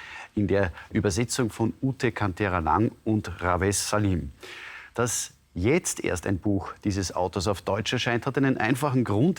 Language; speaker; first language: German; native; German